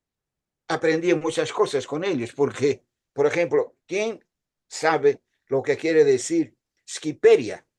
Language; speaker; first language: Spanish; non-native, fluent; Portuguese